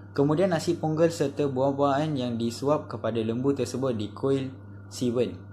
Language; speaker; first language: Malay; non-native, local second language; Tamil